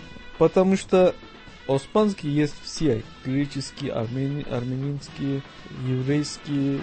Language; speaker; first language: Russian; non-native, learner; Turkish